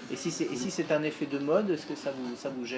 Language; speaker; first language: French; native; French